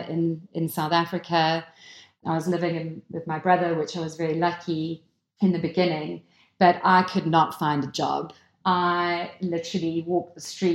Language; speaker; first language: English; native; English